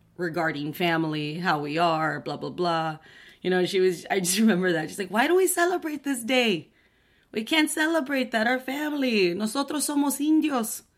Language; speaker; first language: English; early bilingual, other home language; Spanish